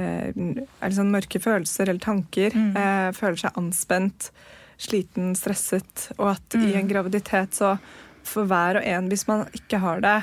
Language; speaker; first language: Norwegian; native; Norwegian